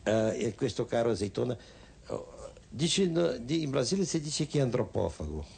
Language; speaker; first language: Italian; non-native, fluent; Portuguese